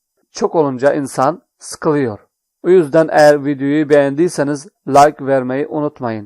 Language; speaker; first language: Turkish; non-native, fluent; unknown